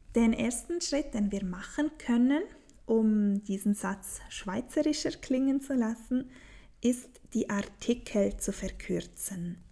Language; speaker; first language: German; native; German